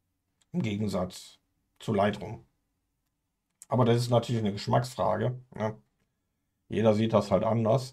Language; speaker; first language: German; native; German